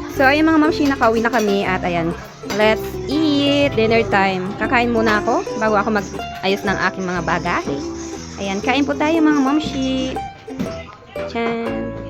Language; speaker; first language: Filipino; native; Filipino